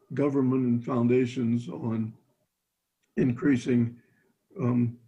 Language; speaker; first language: English; native; English